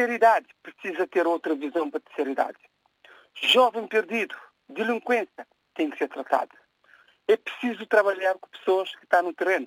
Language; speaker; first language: Portuguese; non-native, local second language; Kabuverdianu